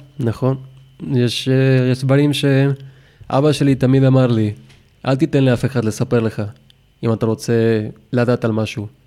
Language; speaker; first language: Hebrew; non-native, fluent; Spanish